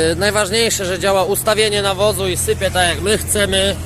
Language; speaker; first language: Polish; native; Polish